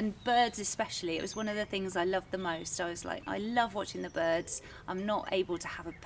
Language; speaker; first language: English; native; English